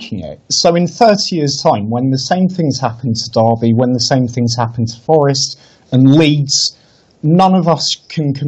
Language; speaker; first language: English; native; English